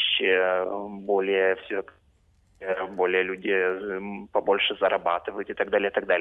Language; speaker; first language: Russian; non-native, fluent; Lithuanian